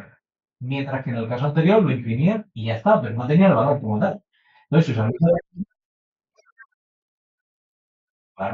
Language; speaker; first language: Spanish; native; Spanish